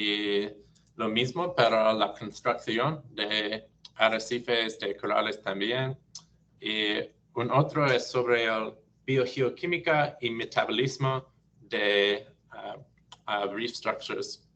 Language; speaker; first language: Spanish; non-native, learner; English